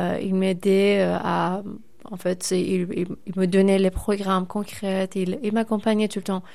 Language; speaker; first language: French; non-native, fluent; Persian